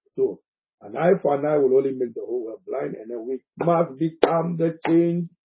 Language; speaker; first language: English; non-native, local second language; Akan